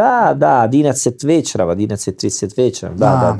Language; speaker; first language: Russian; non-native, learner; Italian